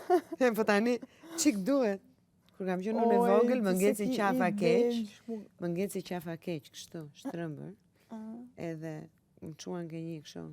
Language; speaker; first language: Albanian; native; Albanian